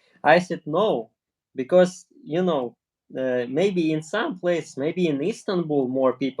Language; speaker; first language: English; non-native, learner; Russian